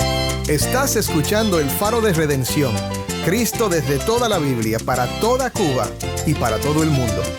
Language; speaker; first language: Spanish; native; Spanish